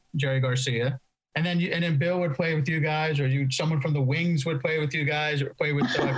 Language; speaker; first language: English; native; English